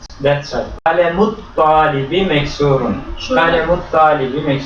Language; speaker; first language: Arabic; non-native, fluent; Turkish